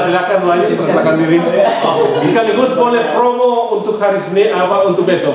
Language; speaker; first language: Indonesian; native; Indonesian